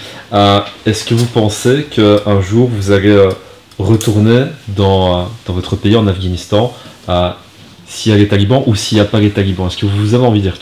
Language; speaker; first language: French; native; French